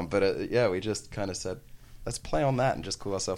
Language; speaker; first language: English; native; English